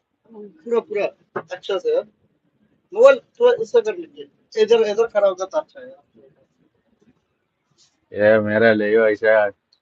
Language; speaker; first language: Hindi; non-native, local second language; Malayalam